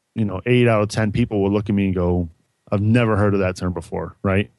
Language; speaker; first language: English; native; English